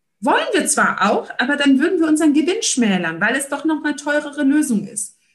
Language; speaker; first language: German; early bilingual, other home language; Turkish